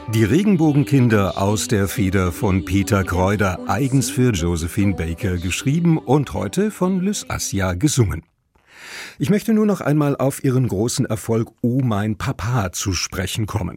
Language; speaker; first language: German; native; German